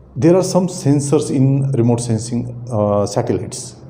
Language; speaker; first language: English; non-native, local second language; Marathi